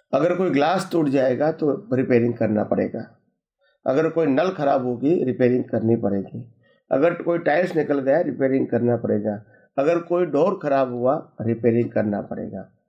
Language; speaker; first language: Hindi; non-native, local second language; Gujarati